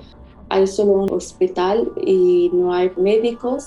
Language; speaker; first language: Spanish; non-native, fluent; Arabic